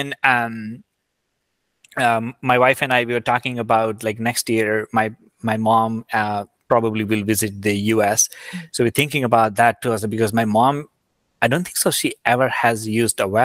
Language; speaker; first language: English; non-native, local second language; Gujarati